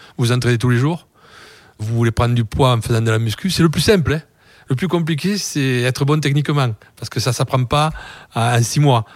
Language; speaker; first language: French; native; French